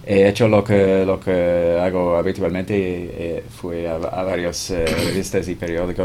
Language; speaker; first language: Spanish; non-native, fluent; English